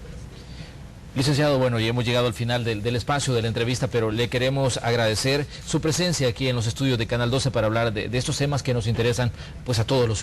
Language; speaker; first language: Spanish; native; Spanish